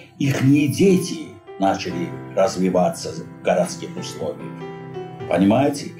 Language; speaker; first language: Russian; non-native, local second language; Azerbaijani